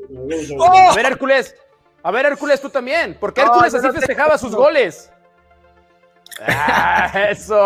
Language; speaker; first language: Spanish; native; Spanish